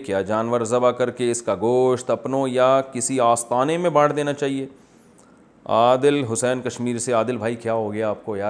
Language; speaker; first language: Urdu; native; Urdu